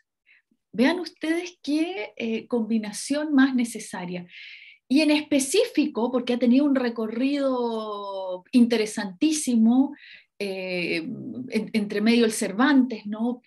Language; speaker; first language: Spanish; native; Spanish